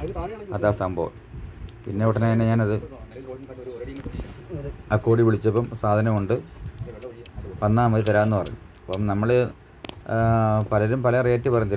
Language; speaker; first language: Malayalam; native; Malayalam